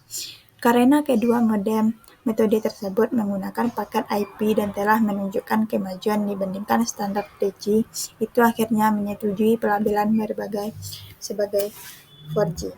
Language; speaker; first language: Indonesian; native; Indonesian